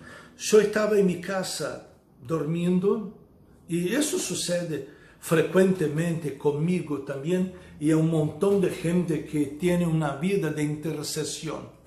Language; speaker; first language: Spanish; non-native, fluent; Portuguese